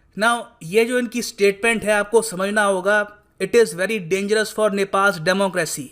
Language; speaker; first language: Hindi; native; Hindi